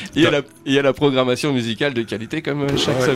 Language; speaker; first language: French; native; French